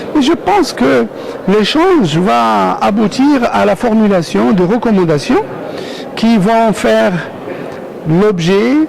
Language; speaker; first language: French; non-native, local second language; Arabic